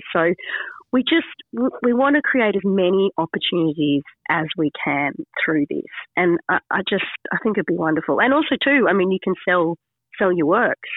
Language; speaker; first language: English; native; English